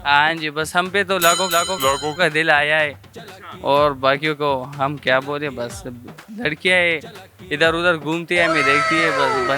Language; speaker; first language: Hindi; non-native, local second language; Pashto